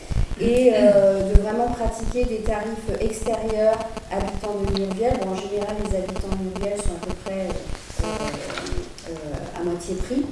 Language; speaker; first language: French; native; French